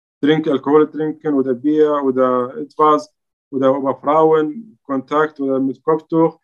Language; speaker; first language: German; non-native, learner; Arabic